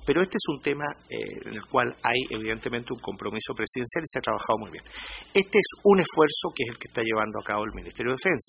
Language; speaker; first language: Spanish; native; Spanish